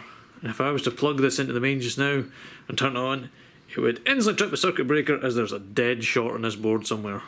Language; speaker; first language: English; native; English